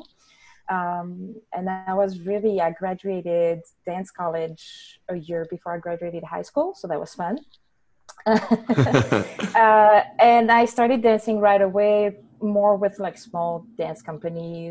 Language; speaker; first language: English; non-native, fluent; French